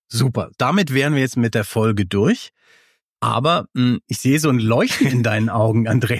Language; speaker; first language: German; native; German